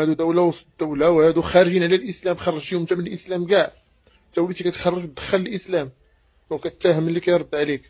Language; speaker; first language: Arabic; native; Arabic